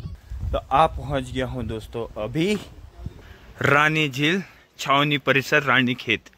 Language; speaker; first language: Hindi; native; Hindi